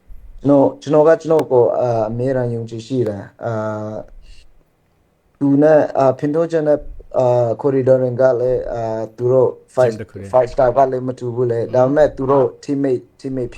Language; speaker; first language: Burmese; early bilingual, heritage; Burmese